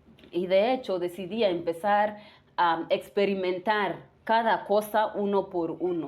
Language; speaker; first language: Spanish; non-native, fluent; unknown